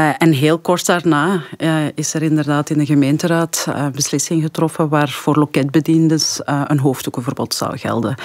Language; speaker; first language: Dutch; early bilingual, other home language; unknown